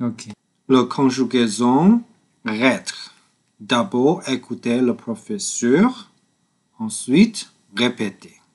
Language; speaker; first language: French; non-native, learner; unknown